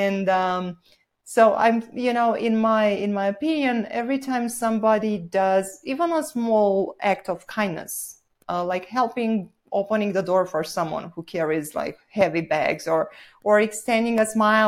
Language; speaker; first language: English; non-native, fluent; Romanian